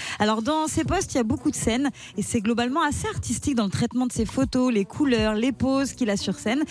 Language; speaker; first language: French; native; French